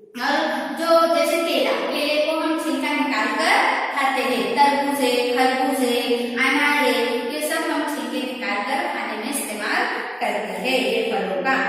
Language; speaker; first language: Urdu; native; Urdu